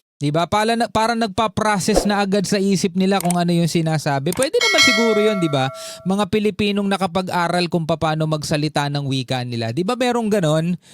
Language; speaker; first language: Filipino; native; Filipino